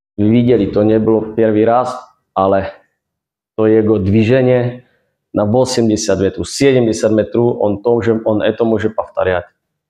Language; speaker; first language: Russian; non-native, fluent; Czech